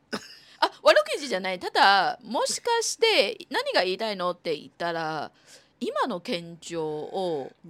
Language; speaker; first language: Japanese; non-native, fluent; Chinese